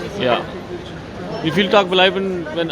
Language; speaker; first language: German; non-native, learner; Urdu